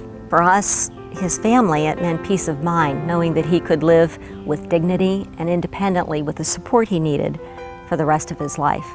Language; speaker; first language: English; native; English